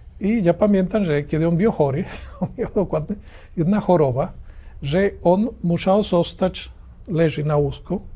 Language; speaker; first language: Polish; non-native, learner; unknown